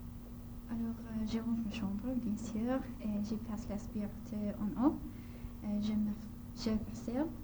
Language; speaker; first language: French; non-native, learner; English